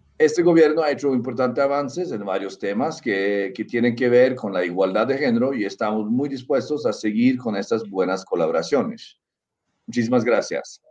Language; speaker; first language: Spanish; non-native, fluent; Norwegian